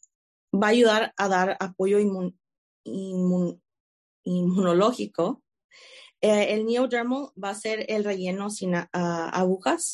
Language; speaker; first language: Spanish; early bilingual, heritage; Spanish